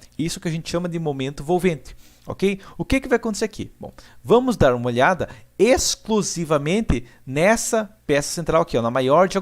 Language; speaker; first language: Portuguese; native; Portuguese